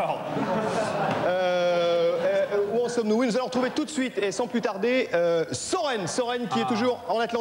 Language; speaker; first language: French; native; French